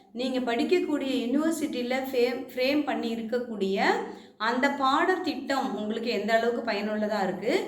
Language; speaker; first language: Tamil; native; Tamil